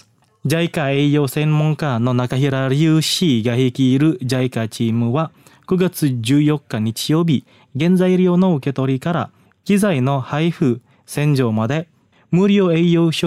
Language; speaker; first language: Japanese; non-native, fluent; Indonesian